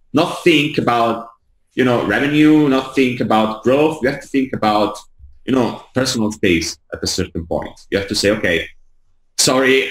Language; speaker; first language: English; non-native, fluent; Italian